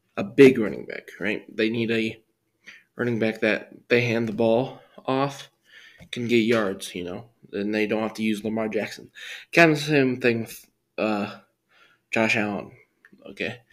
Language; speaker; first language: English; native; English